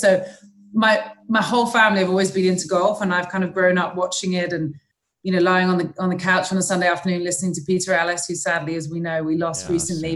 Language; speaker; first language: English; native; English